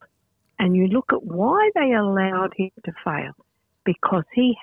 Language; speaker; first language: English; native; English